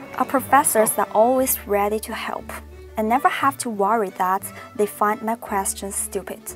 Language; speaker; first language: English; non-native, fluent; Chinese